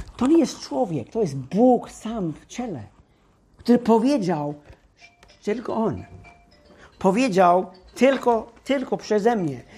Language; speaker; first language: Polish; non-native, fluent; English